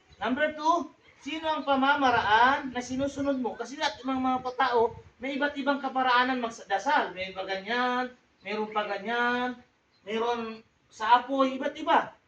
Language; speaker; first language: Filipino; non-native, local second language; Tausug